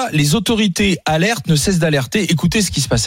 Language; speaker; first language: French; native; French